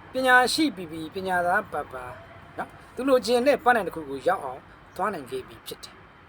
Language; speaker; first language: Burmese; native; Burmese